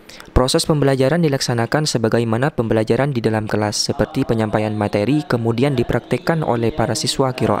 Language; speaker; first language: Indonesian; native; Indonesian